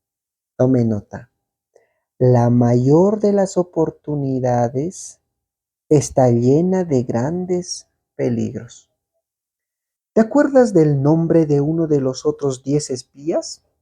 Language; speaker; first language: Spanish; native; Spanish